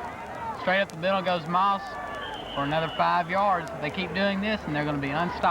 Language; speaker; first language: English; native; English